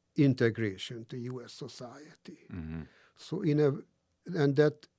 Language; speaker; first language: English; non-native, fluent; Hungarian